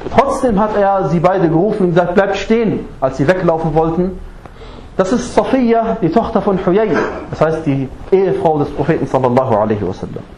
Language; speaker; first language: German; non-native, fluent; Arabic